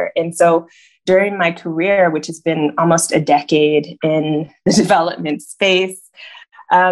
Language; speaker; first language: English; native; English